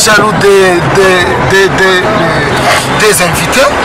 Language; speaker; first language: French; non-native, learner; Rundi